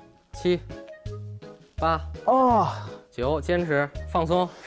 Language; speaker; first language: Chinese; native; Chinese